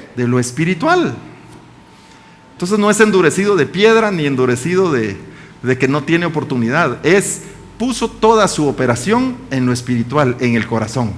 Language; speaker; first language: Spanish; native; Spanish